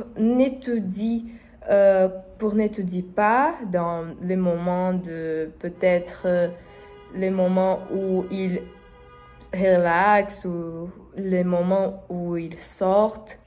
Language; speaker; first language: French; non-native, learner; Portuguese